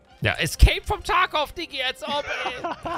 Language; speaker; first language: German; native; German